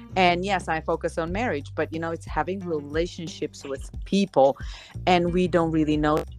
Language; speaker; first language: English; non-native, fluent; Slovenian